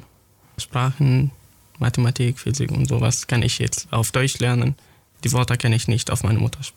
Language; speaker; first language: German; non-native, fluent; Arabic